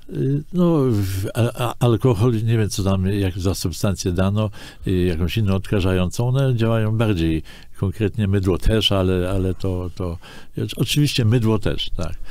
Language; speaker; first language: Polish; native; Polish